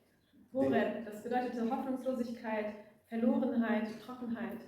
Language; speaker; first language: German; native; German